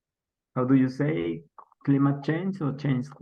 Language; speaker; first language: English; non-native, learner; Spanish